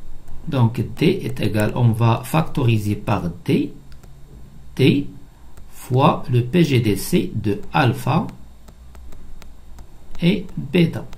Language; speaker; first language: French; non-native, local second language; Arabic